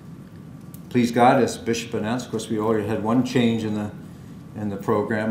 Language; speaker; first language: English; native; English